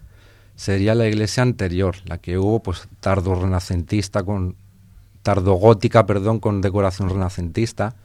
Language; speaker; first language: Spanish; native; Spanish